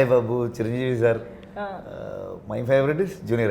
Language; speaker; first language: Telugu; non-native, learner; Kannada